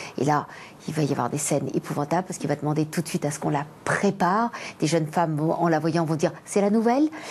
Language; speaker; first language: French; native; French